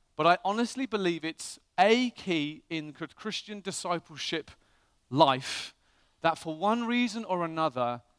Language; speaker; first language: English; native; English